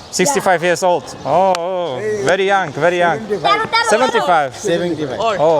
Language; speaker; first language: English; non-native, learner; Slovak